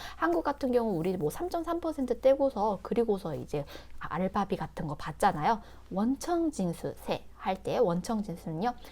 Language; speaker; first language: Korean; native; Korean